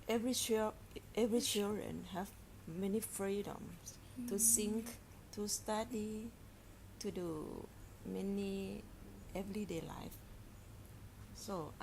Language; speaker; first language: English; non-native, learner; Thai